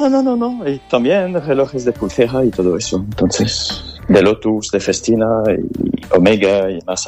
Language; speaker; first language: Spanish; non-native, fluent; French